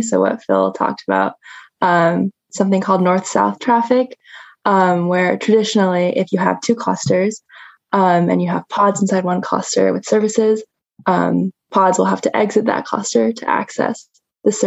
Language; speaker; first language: English; native; English